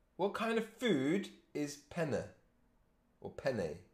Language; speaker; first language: English; native; English